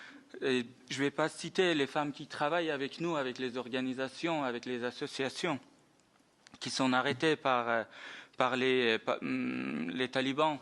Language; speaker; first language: French; non-native, fluent; Persian